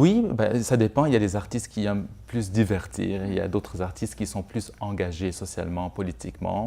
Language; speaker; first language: French; non-native, local second language; Arabic